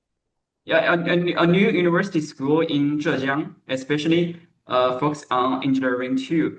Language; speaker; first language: English; non-native, learner; Chinese